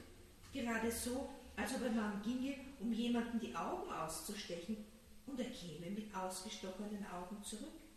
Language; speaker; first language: German; native; German